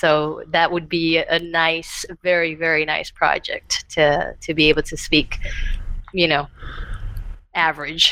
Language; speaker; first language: English; non-native, fluent; Portuguese